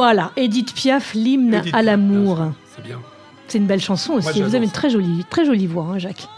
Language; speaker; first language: French; native; French